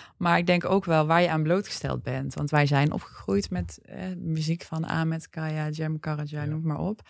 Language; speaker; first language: Dutch; early bilingual, other home language; Turkish